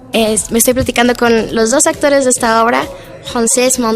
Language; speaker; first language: Spanish; native; Spanish